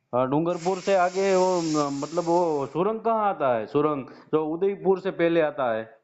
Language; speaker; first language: Hindi; non-native, local second language; Gujarati